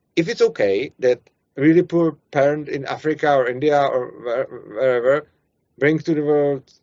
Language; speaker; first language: English; non-native, fluent; Czech